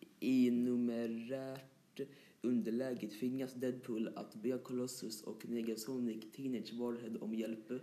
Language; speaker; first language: Swedish; native; Swedish